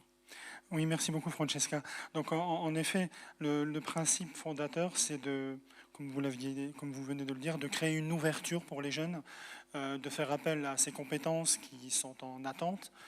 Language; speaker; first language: French; native; French